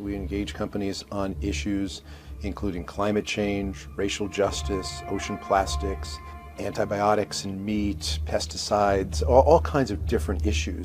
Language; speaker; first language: English; native; English